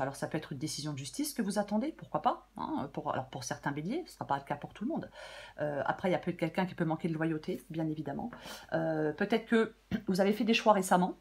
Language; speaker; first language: French; native; French